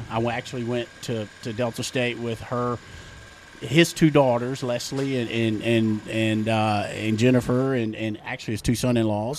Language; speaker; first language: English; native; English